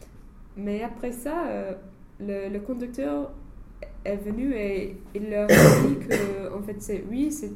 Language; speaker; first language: French; non-native, fluent; English